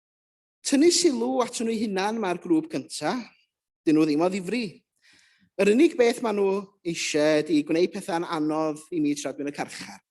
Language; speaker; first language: Welsh; native; Welsh